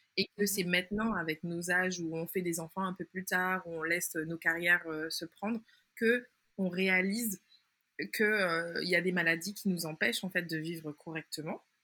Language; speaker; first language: French; native; French